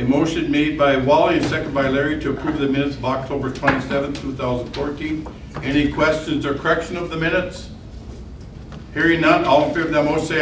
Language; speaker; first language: English; native; English